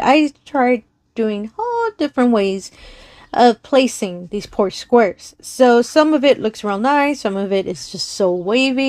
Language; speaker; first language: English; native; English